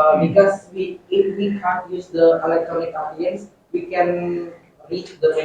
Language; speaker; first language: English; non-native, learner; Indonesian